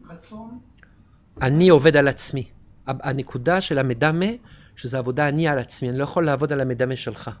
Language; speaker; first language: Hebrew; non-native, fluent; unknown